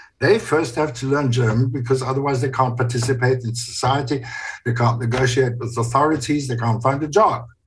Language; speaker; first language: English; non-native, fluent; German